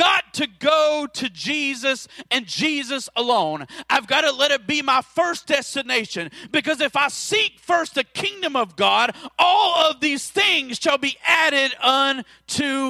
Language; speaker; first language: English; native; English